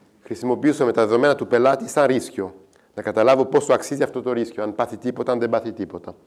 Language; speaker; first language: Greek; non-native, fluent; French